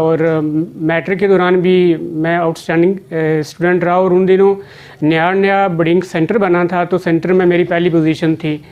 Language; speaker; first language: Urdu; non-native, local second language; Pahari-Potwari